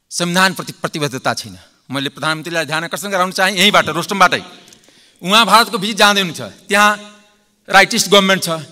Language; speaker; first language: Nepali; non-native, local second language; Maithili